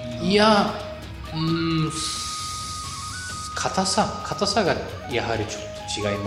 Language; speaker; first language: Japanese; non-native, fluent; Bulgarian